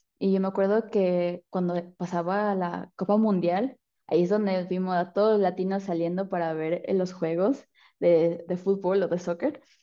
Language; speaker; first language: Spanish; early bilingual, heritage; Spanish